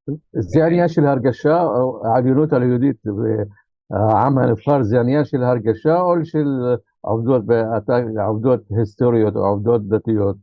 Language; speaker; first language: Hebrew; non-native, local second language; Arabic